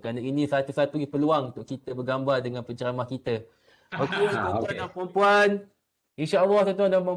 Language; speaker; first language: Malay; native; Malay